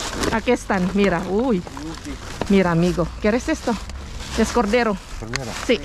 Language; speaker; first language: Spanish; non-native, learner; Filipino